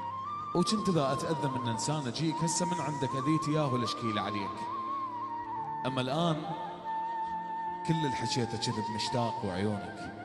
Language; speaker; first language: Arabic; native; Arabic